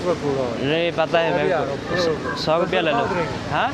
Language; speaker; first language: Hindi; non-native, learner; Bangla